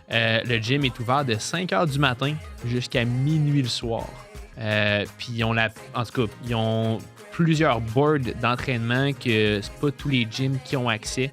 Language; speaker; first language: French; native; French